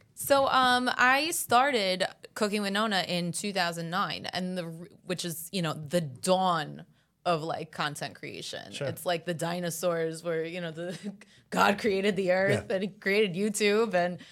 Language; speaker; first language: English; early bilingual, other home language; Italian